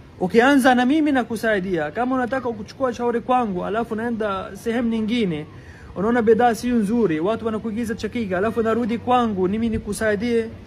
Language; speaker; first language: Swahili; native; Swahili